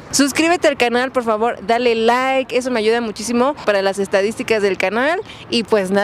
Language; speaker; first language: Spanish; native; Spanish